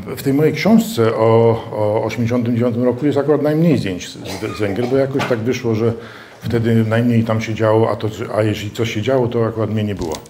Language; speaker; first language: Polish; early bilingual, heritage; Polish